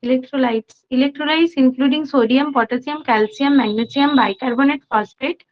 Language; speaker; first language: English; non-native, local second language; Bangla